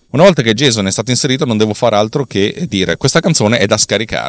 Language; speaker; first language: Italian; native; Italian